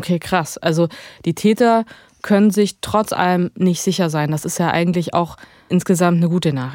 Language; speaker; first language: German; native; German